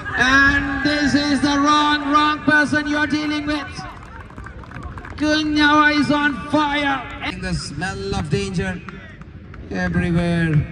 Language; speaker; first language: English; non-native, local second language; Malayalam